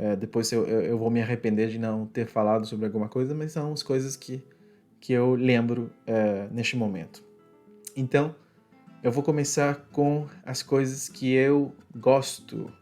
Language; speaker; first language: Portuguese; non-native, fluent; Spanish